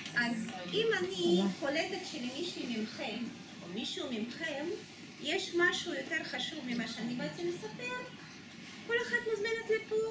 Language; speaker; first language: Hebrew; non-native, fluent; Russian